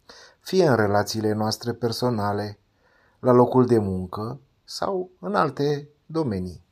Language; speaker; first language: Romanian; native; Romanian